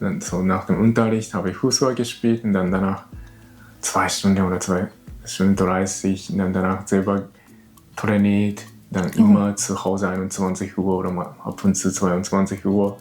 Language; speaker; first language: German; non-native, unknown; Japanese